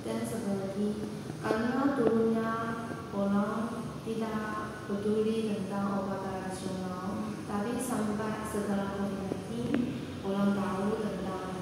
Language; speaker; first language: Indonesian; non-native, learner; Chinese